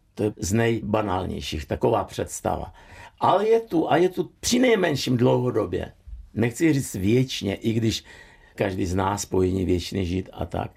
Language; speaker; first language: Czech; non-native, fluent; Russian